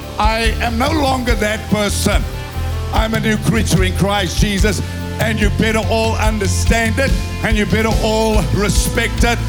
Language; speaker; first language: English; non-native, local second language; Afrikaans